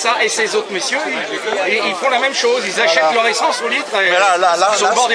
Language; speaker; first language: French; native; French